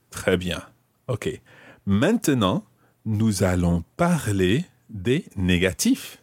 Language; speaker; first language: French; non-native, fluent; English